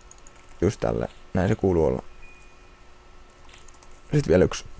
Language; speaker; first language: Finnish; native; Finnish